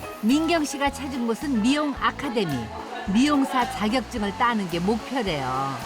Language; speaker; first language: Korean; native; Korean